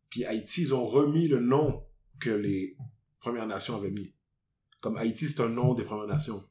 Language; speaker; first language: French; native; French